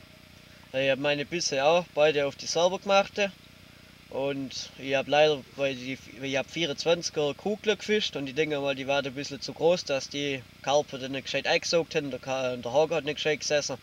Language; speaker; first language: German; native; German